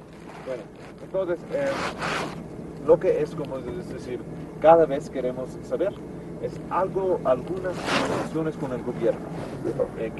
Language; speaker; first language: Spanish; non-native, learner; English